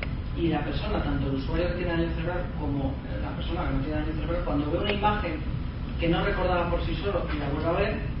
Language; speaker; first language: Spanish; native; Spanish